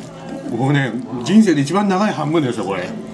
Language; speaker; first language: Japanese; native; Japanese